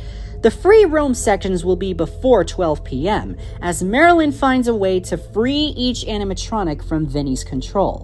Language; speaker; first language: English; native; English